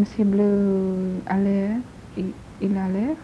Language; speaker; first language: French; non-native, learner; Polish